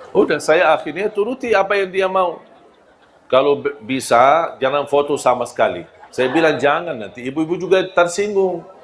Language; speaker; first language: Malay; non-native, fluent; Arabic